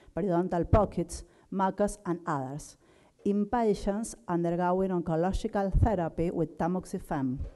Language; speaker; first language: English; non-native, learner; Spanish